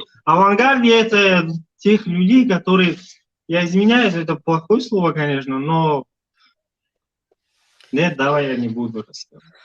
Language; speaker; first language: Russian; non-native, local second language; Tajik